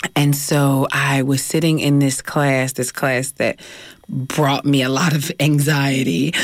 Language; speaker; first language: English; native; English